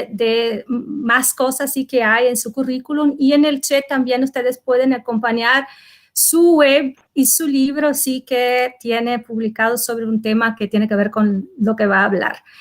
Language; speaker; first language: Spanish; non-native, fluent; Portuguese